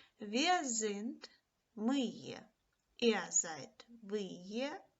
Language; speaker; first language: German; non-native, fluent; Ukrainian